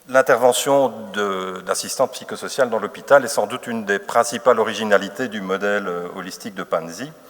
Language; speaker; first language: French; native; French